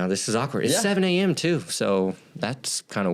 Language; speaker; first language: English; native; English